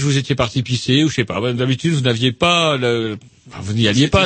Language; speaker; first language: French; native; French